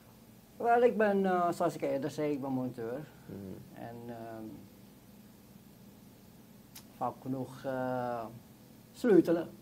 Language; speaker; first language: Dutch; non-native, local second language; Sranan Tongo